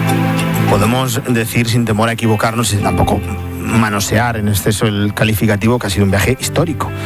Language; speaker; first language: Spanish; native; Spanish